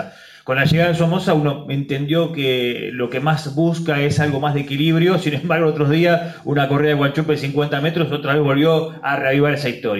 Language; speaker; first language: Spanish; native; Spanish